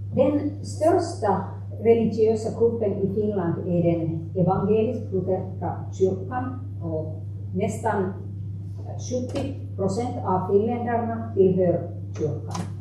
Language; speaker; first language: Swedish; non-native, local second language; Finnish